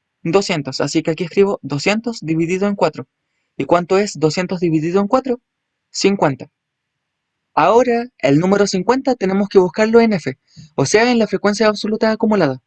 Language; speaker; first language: Spanish; native; Spanish